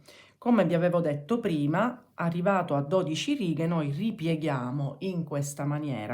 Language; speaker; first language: Italian; native; Italian